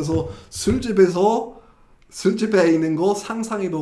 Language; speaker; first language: Korean; non-native, fluent; English